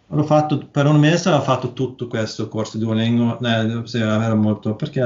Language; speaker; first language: Italian; non-native, learner; Norwegian